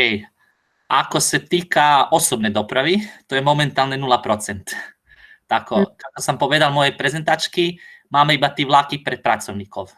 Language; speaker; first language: Slovak; non-native, learner; Croatian